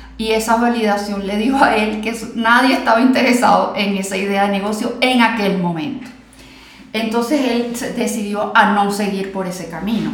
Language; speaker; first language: Spanish; native; Spanish